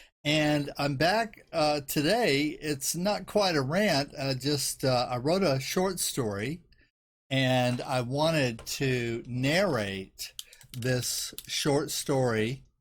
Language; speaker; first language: English; native; English